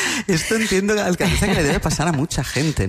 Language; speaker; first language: Spanish; native; Spanish